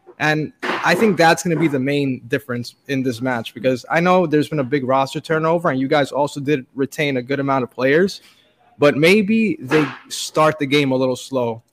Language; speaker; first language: English; native; English